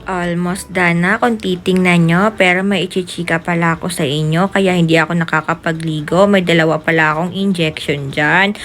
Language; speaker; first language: Filipino; non-native, local second language; Bikol